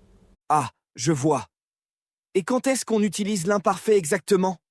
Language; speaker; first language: French; non-native, learner; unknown